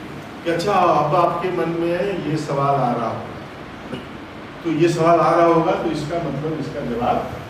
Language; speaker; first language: Hindi; native; Hindi